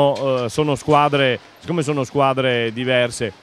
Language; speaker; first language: Italian; native; Italian